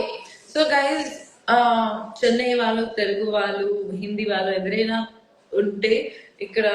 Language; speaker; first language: Telugu; non-native, local second language; Odia